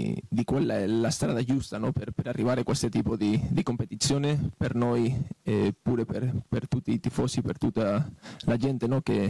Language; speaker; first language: Italian; non-native, fluent; Spanish